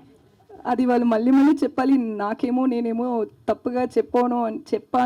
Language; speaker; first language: Telugu; non-native, learner; Tamil